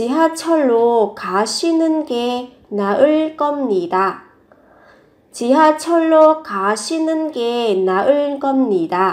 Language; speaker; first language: Korean; non-native, fluent; Vietnamese